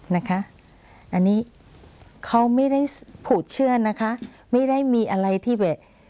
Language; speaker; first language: Thai; non-native, fluent; Burmese